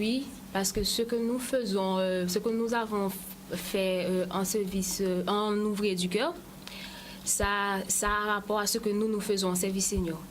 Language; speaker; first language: French; native; French